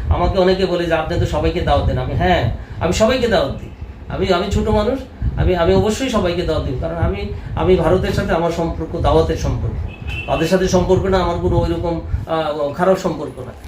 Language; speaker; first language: Bangla; native; Bangla